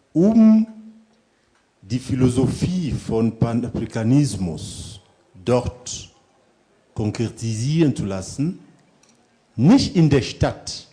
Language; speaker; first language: German; non-native, fluent; French